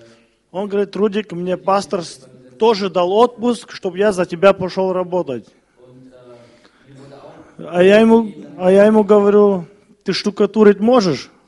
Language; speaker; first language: Russian; early bilingual, other home language; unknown